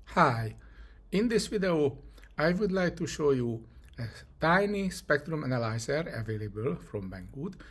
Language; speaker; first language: English; non-native, fluent; Hungarian